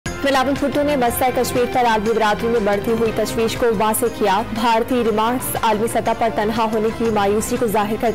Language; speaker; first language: Urdu; native; Urdu